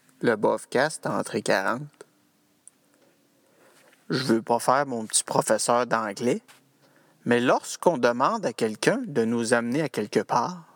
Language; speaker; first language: French; native; French